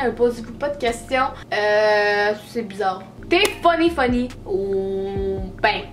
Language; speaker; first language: French; native; French